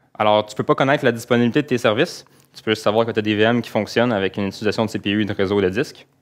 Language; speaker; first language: French; native; French